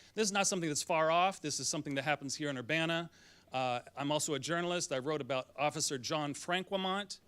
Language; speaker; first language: English; native; English